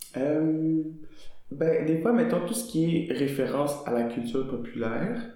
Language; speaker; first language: French; native; French